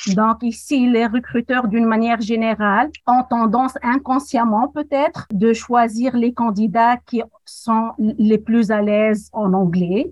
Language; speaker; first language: French; non-native, local second language; Arabic